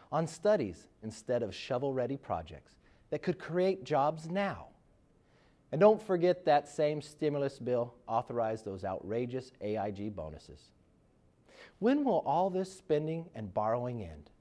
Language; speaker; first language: English; native; English